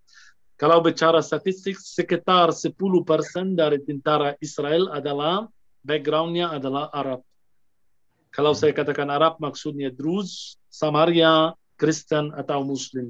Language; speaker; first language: Indonesian; non-native, fluent; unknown